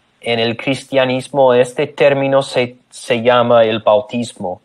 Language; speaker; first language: Spanish; non-native, fluent; English